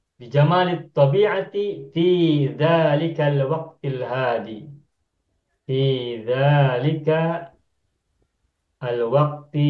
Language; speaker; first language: Arabic; non-native, fluent; Indonesian